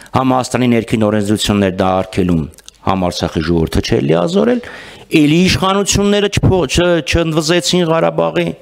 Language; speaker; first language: Armenian; native; Armenian